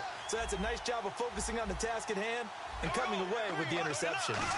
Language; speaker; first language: English; native; English